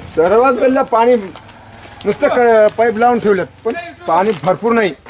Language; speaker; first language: Marathi; non-native, local second language; Lambadi